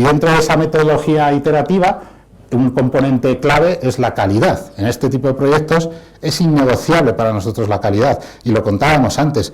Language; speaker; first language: Spanish; native; Spanish